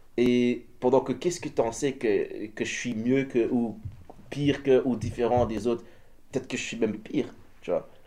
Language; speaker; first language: French; early bilingual, other home language; Dutch